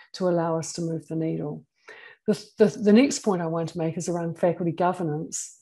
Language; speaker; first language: English; native; English